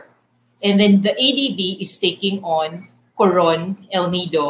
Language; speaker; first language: English; non-native, local second language; Cebuano